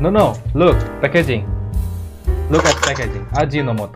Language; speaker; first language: English; non-native, fluent; Indonesian